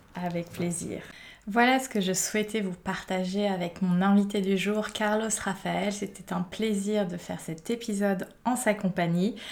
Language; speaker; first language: French; native; French